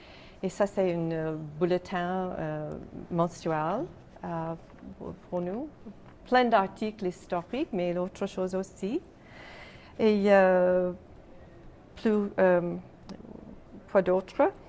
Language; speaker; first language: French; non-native, local second language; English